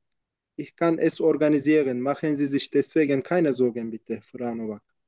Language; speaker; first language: German; non-native, learner; Turkish